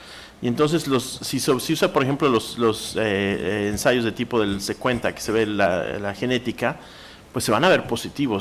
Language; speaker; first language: Spanish; native; Spanish